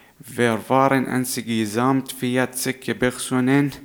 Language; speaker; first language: German; non-native, learner; Arabic